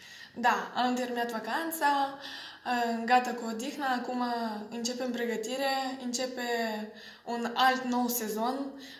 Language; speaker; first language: Romanian; non-native, fluent; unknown